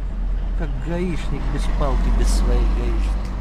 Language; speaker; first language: Russian; native; Russian